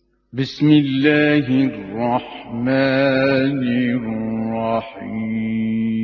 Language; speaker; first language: Arabic; native; Arabic